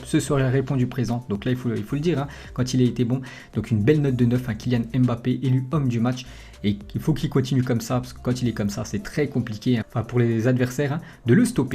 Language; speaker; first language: French; native; French